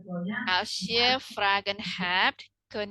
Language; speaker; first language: Dutch; non-native, learner; Indonesian